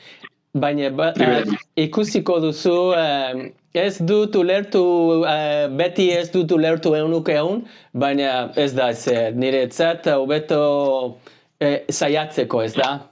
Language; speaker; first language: Basque; non-native, learner; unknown